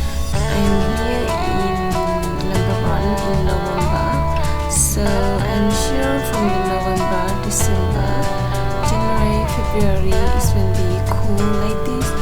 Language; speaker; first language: English; non-native, learner; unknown